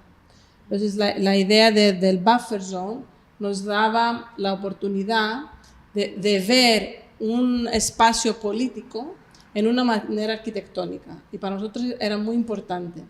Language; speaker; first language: Spanish; non-native, fluent; Greek